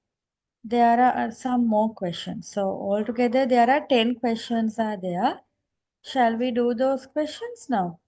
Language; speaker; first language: English; non-native, local second language; Sinhala